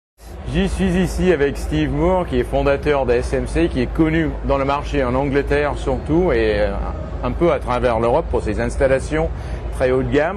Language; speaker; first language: French; native; French